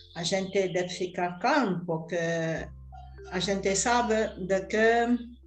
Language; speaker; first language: Portuguese; non-native, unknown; French